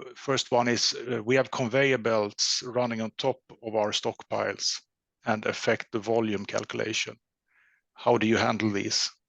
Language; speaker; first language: English; non-native, fluent; Swedish